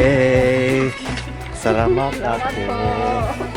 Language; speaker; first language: Cebuano; non-native, learner; Japanese